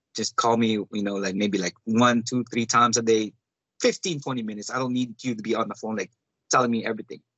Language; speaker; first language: English; non-native, local second language; Cebuano